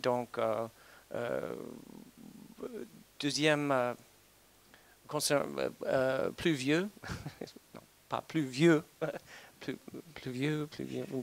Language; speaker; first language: French; non-native, fluent; English